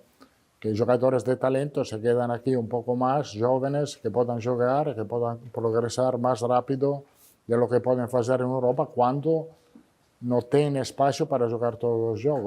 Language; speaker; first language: Portuguese; non-native, fluent; Italian